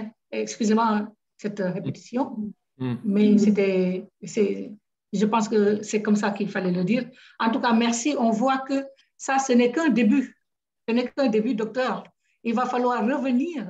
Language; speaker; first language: French; native; French